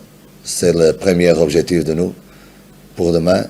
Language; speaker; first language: French; non-native, learner; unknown